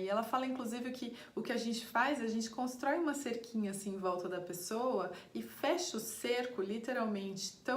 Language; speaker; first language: Portuguese; native; Portuguese